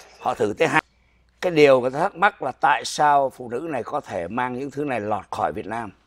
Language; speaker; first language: Vietnamese; native; Vietnamese